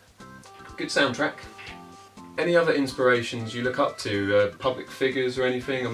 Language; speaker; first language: English; native; English